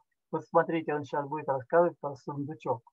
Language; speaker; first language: Russian; native; Russian